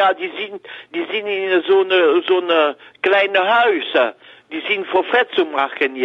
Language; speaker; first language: German; non-native, learner; French